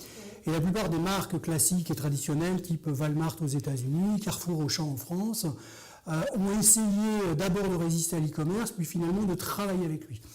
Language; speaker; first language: French; native; French